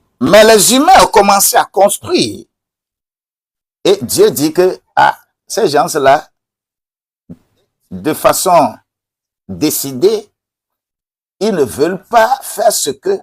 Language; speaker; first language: French; non-native, local second language; Ewe